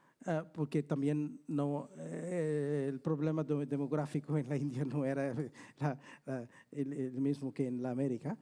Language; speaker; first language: Spanish; non-native, fluent; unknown